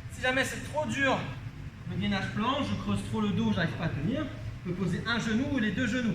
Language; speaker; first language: French; native; French